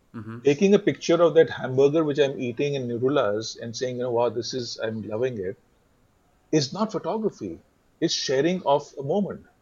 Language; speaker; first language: English; non-native, local second language; Hindi